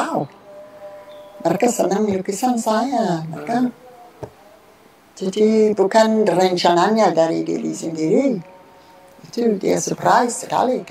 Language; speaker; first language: Indonesian; non-native, fluent; English